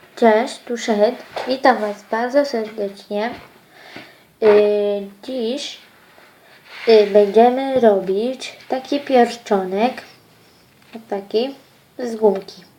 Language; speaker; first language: Polish; early bilingual, other home language; Ukrainian